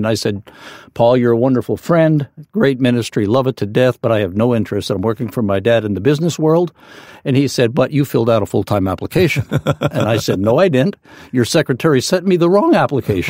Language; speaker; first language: English; native; English